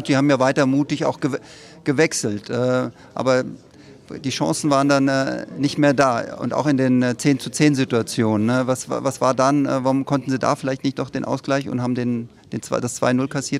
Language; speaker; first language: German; native; German